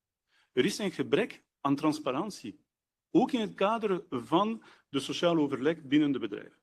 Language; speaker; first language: Dutch; non-native, local second language; French